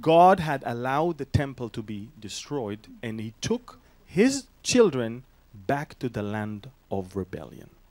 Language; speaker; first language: English; non-native, fluent; Hebrew